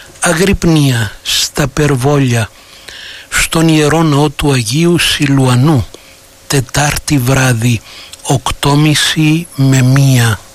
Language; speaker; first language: Greek; native; Greek